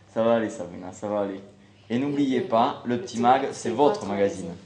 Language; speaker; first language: French; native; French